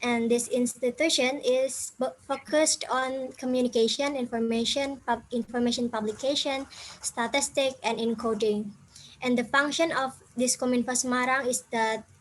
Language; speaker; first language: English; non-native, fluent; Indonesian